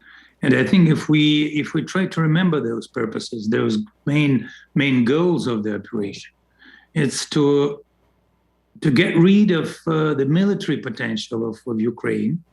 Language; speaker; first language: English; non-native, fluent; Russian